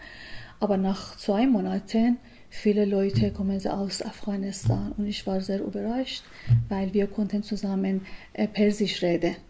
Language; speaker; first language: German; non-native, learner; Persian